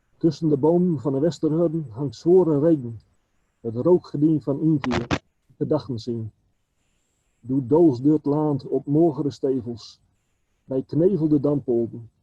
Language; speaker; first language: Dutch; native; Dutch